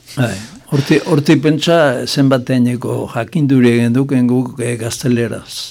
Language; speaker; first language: Basque; native; Basque